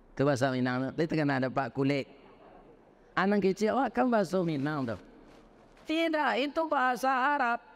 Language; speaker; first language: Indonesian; non-native, local second language; Minangkabau